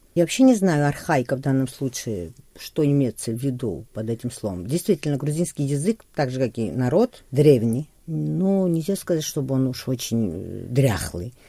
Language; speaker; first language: Russian; non-native, local second language; Georgian